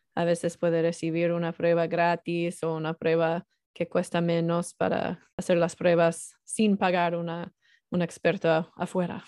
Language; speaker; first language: Spanish; non-native, learner; English